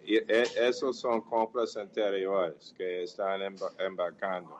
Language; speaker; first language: Portuguese; non-native, fluent; English